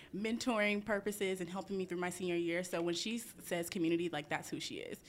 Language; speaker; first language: English; native; English